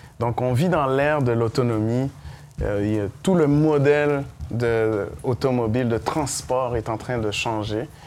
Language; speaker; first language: French; early bilingual, other home language; Haitian Creole